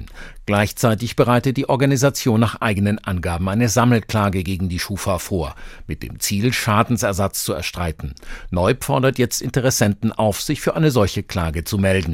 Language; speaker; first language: German; native; German